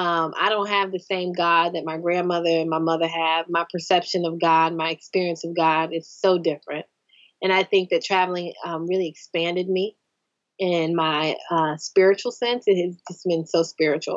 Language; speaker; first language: English; native; English